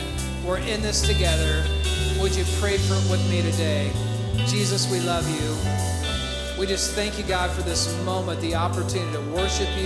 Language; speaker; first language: English; native; English